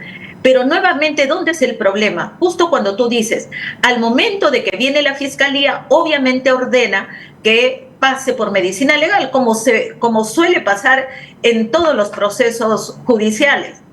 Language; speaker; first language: Spanish; native; Spanish